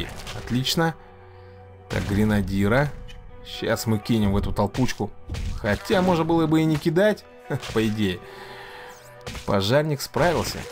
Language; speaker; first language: Russian; native; Russian